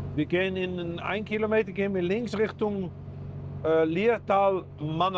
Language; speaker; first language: German; native; German